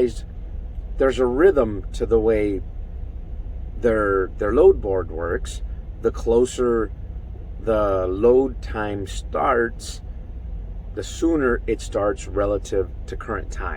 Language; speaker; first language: English; native; English